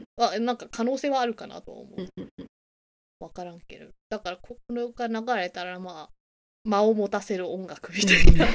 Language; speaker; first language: Japanese; native; Japanese